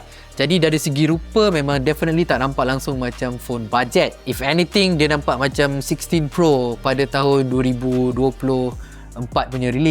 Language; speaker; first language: Malay; native; Malay